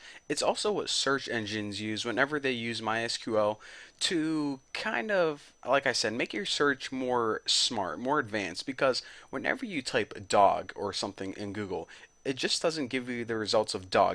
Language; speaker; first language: English; native; English